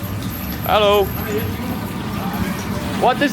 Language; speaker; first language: English; non-native, learner; Hungarian